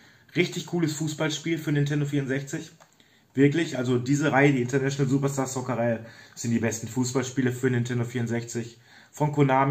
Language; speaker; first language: German; native; German